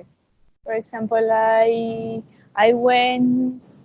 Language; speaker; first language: English; non-native, learner; Spanish